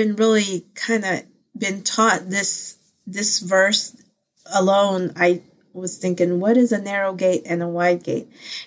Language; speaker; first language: English; early bilingual, other home language; Pangasinan